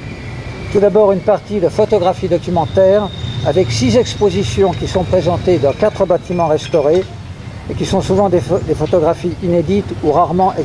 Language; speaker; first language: French; native; French